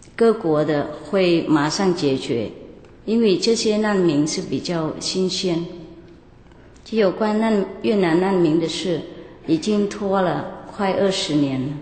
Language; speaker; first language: Chinese; non-native, fluent; Vietnamese